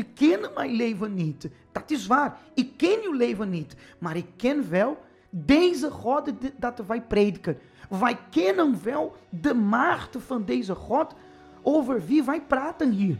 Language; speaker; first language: Dutch; non-native, fluent; Portuguese